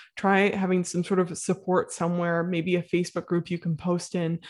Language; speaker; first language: English; native; English